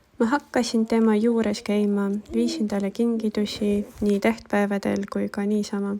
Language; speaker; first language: Estonian; non-native, local second language; Russian